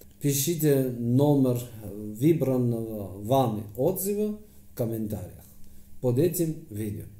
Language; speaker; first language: Russian; non-native, fluent; Persian